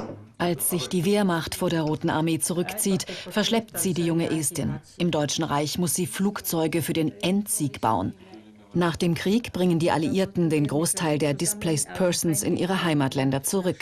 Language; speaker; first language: German; native; German